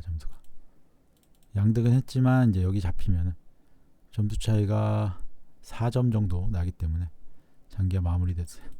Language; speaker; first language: Korean; native; Korean